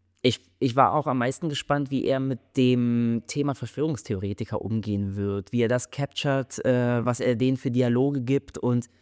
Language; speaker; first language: German; native; German